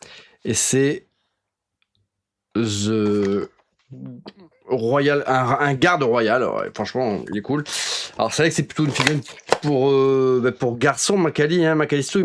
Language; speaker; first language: French; native; French